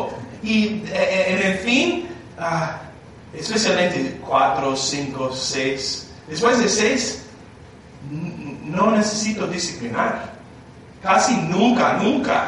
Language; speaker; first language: Spanish; non-native, learner; English